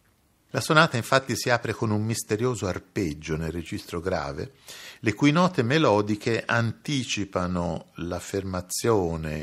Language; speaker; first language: Italian; native; Italian